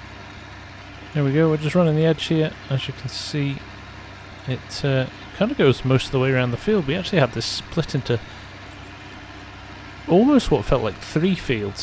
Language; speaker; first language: English; native; English